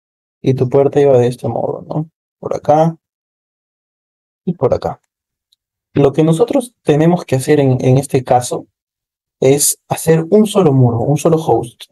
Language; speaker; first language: Spanish; native; Spanish